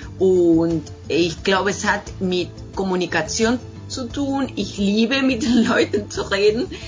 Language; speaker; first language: German; non-native, fluent; Spanish